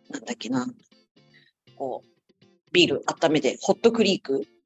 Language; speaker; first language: Japanese; native; Japanese